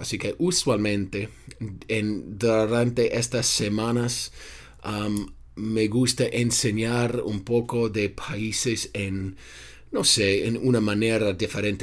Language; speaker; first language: Spanish; non-native, fluent; English